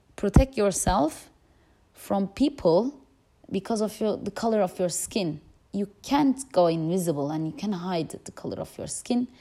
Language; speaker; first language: English; non-native, fluent; Turkish